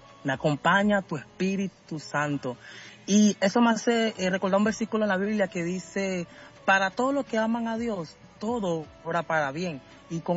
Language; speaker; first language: Spanish; native; Spanish